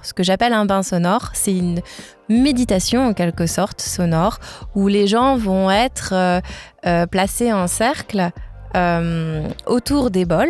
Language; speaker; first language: French; native; French